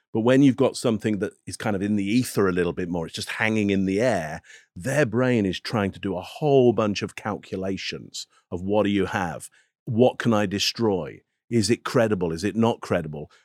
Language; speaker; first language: English; native; English